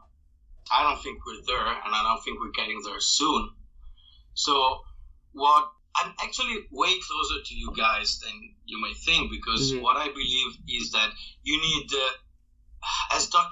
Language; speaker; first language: English; non-native, fluent; Italian